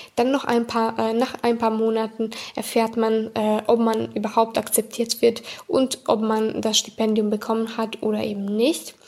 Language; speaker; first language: German; non-native, fluent; Serbian